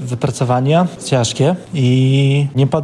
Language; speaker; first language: Polish; non-native, local second language; Belarusian